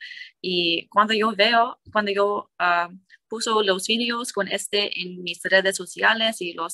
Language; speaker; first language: Spanish; non-native, learner; English